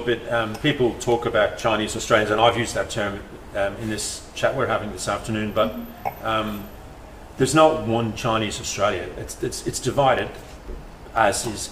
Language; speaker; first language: English; native; English